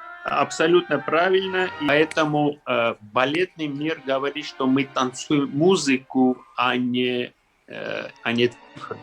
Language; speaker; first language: Russian; non-native, local second language; Armenian